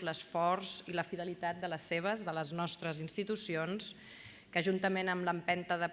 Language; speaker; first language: Catalan; native; Catalan